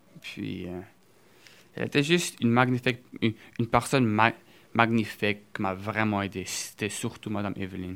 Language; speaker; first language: French; early bilingual, other home language; Portuguese